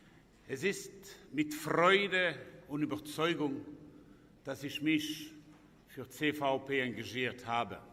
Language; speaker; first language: German; non-native, local second language; French